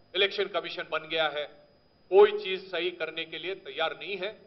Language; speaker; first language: Hindi; non-native, local second language; Telugu